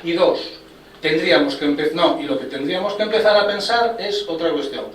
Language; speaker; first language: Spanish; non-native, local second language; Galician